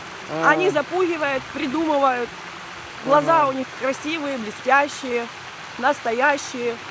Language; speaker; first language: Russian; native; Russian